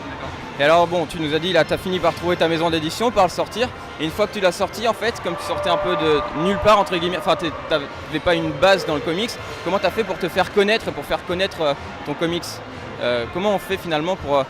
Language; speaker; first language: French; native; French